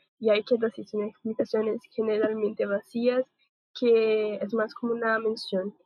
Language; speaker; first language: Spanish; non-native, learner; Portuguese